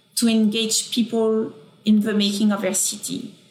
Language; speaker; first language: English; non-native, fluent; French